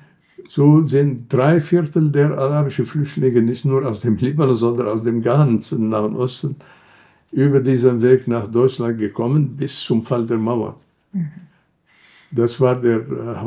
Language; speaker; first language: German; non-native, fluent; Arabic